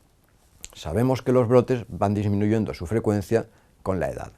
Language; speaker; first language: Spanish; native; Spanish